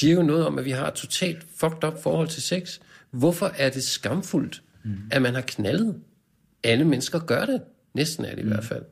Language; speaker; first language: Danish; native; Danish